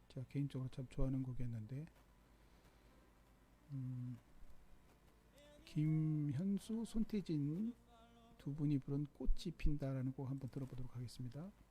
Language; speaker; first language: Korean; native; Korean